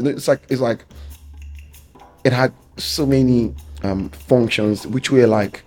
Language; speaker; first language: English; non-native, local second language; Yoruba